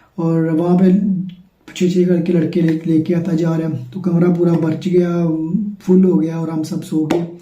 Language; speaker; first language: Urdu; non-native, local second language; Punjabi